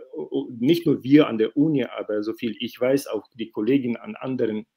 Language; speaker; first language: German; non-native, fluent; Ukrainian